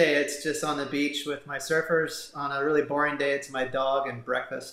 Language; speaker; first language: English; native; English